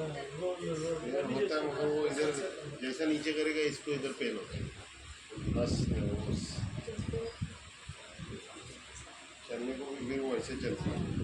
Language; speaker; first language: Hindi; non-native, local second language; Marathi